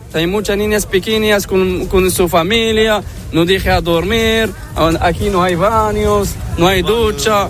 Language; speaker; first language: Spanish; non-native, learner; Arabic